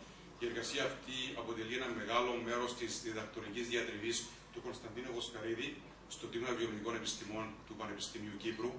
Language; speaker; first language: Greek; native; Greek